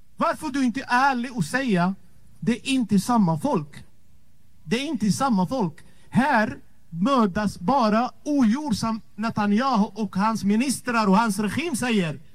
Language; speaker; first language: Swedish; non-native, fluent; Arabic